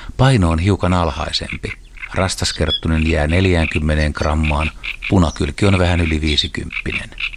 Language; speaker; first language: Finnish; native; Finnish